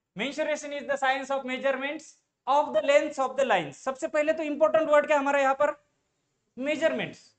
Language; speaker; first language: Hindi; non-native, local second language; Marathi